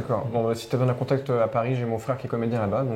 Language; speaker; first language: French; native; French